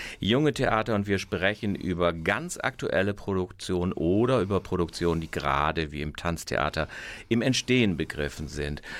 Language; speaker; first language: German; native; German